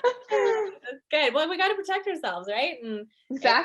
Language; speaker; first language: English; native; English